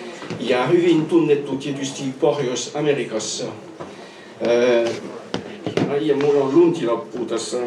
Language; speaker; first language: Finnish; non-native, fluent; French